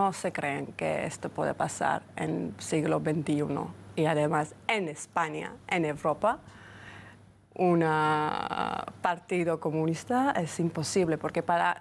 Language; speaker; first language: Spanish; non-native, fluent; Georgian